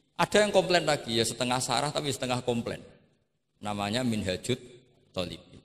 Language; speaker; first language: Indonesian; non-native, local second language; Javanese